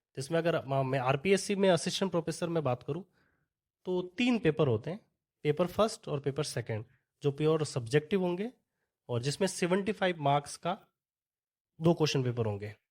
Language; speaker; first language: Hindi; native; Hindi